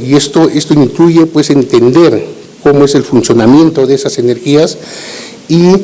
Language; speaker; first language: Spanish; native; Spanish